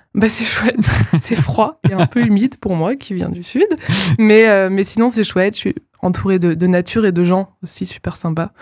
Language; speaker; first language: French; native; French